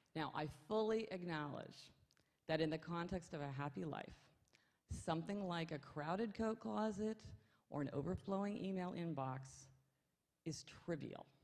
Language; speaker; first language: English; native; English